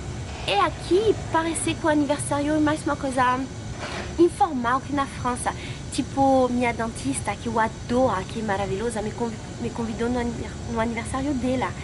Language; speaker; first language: Portuguese; non-native, fluent; French